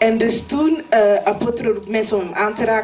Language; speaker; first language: Dutch; non-native, fluent; French